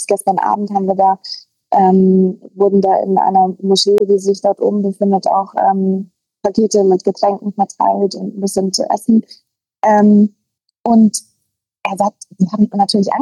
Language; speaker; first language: German; native; German